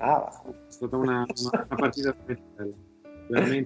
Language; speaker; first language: Italian; native; Italian